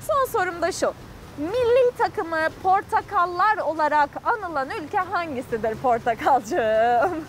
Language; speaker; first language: Turkish; native; Turkish